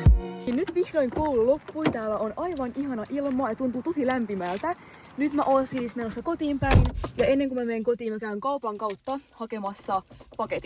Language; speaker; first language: Finnish; native; Finnish